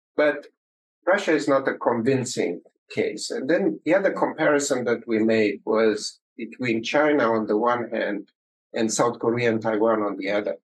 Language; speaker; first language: English; early bilingual, other home language; Romanian